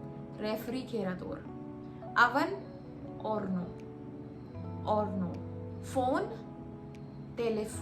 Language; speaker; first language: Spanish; non-native, fluent; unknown